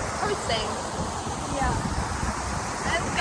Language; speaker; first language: English; non-native, learner; Ukrainian